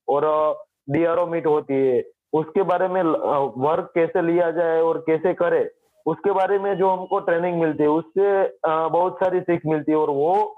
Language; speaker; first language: Hindi; non-native, local second language; Gujarati